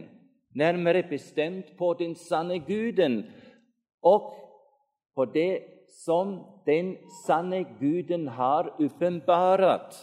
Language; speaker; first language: Swedish; non-native, fluent; German